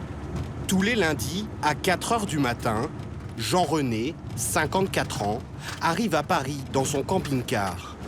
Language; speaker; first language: French; native; French